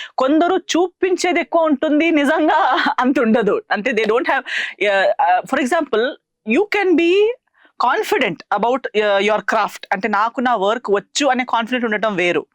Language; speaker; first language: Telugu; non-native, fluent; Konkani